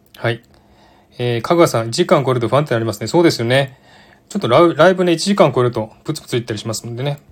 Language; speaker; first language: Japanese; native; Japanese